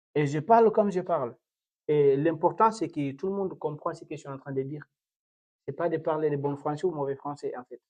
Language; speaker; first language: French; non-native, local second language; Fula